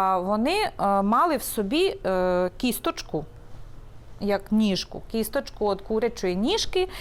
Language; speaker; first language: Ukrainian; early bilingual, heritage; Ukrainian